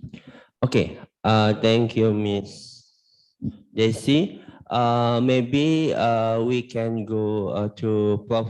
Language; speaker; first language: English; non-native, learner; Indonesian